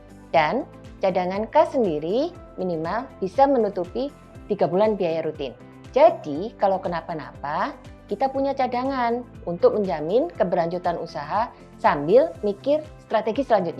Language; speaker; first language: Indonesian; native; Indonesian